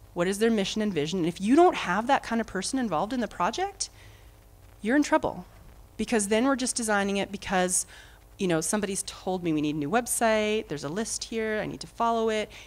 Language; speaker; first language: English; native; English